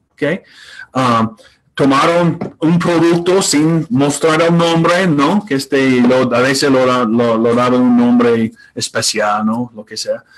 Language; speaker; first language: Spanish; non-native, fluent; English